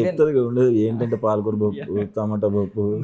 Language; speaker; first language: Telugu; native; Telugu